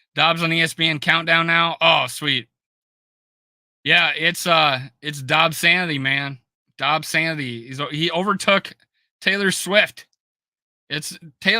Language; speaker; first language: English; native; English